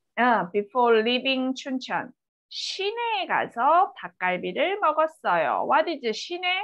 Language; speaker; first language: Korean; native; Korean